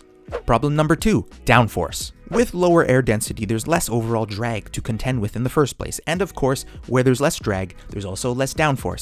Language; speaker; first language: English; native; English